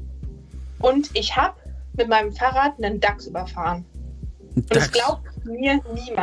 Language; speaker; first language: German; native; German